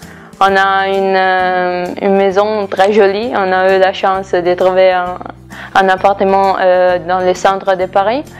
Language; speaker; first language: French; non-native, fluent; Italian